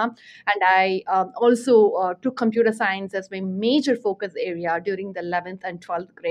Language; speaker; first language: English; non-native, local second language; Tamil